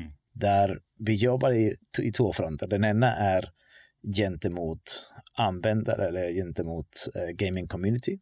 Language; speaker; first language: Swedish; non-native, fluent; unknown